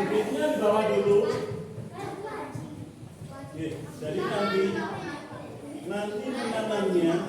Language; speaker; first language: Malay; non-native, local second language; Javanese